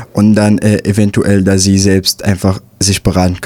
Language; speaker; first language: German; non-native, fluent; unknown